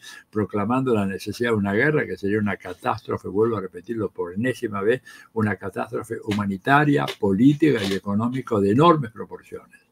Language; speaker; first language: Spanish; native; Spanish